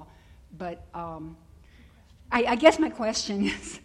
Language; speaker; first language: English; native; English